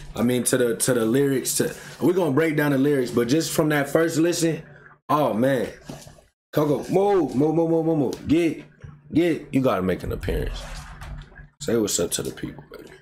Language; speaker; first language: English; native; English